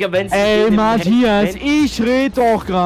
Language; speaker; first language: German; native; German